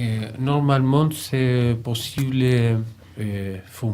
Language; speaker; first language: French; non-native, learner; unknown